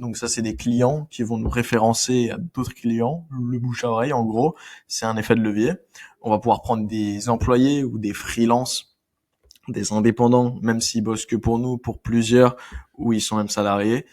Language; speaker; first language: French; native; French